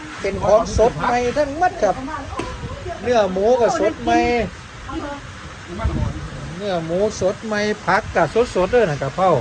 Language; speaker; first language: Thai; non-native, local second language; Northeastern Thai